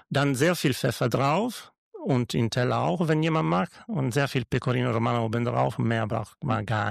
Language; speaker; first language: German; non-native, learner; Italian